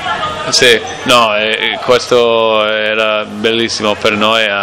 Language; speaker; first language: Italian; non-native, learner; English